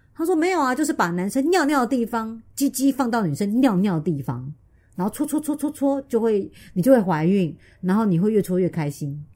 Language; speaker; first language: Chinese; native; Chinese